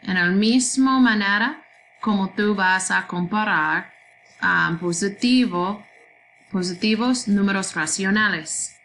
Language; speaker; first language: Spanish; non-native, learner; English